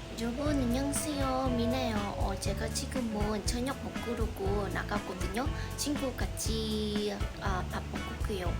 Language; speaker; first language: Korean; non-native, learner; Vietnamese